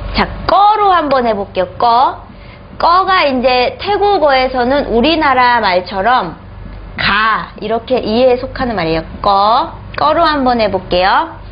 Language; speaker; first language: Korean; native; Korean